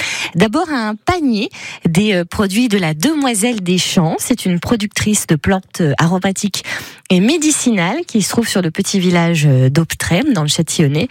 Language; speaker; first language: French; native; French